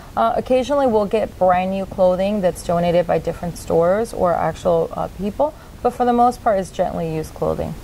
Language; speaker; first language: English; native; English